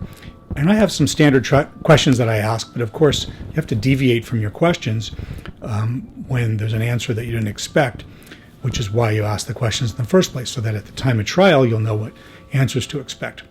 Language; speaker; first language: English; native; English